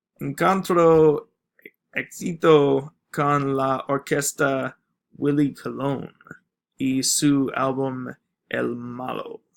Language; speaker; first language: Spanish; non-native, learner; English